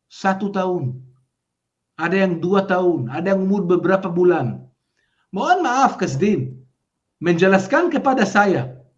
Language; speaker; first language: Indonesian; non-native, fluent; Hebrew